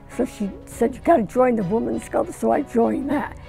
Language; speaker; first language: English; native; English